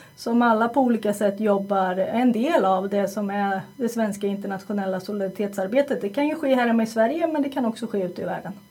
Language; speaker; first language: Swedish; native; Swedish